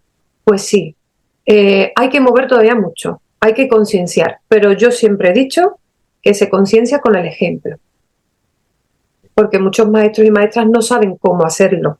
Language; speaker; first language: Spanish; native; Spanish